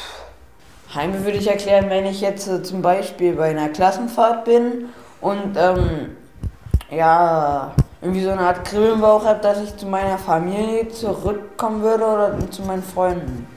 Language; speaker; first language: German; early bilingual, other home language; Turkish